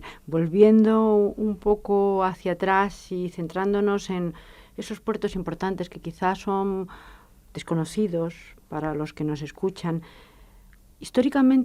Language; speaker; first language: Spanish; native; Spanish